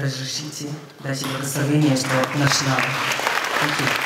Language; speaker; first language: Russian; non-native, learner; Hindi